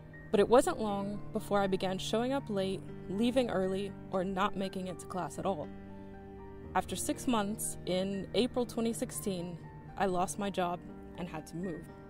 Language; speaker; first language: English; native; English